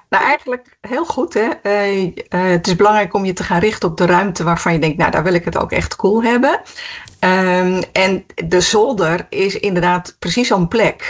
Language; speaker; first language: Dutch; native; Dutch